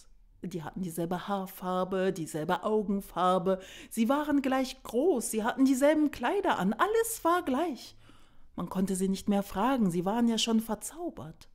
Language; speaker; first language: German; native; German